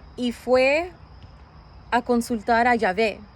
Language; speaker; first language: Spanish; early bilingual, other home language; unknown